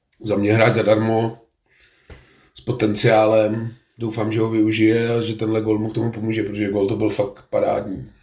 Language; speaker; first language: Czech; native; Czech